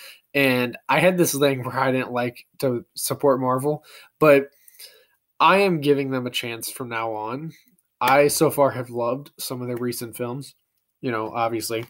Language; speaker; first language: English; native; English